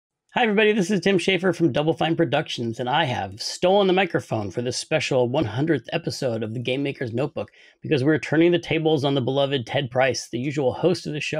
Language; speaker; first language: English; native; English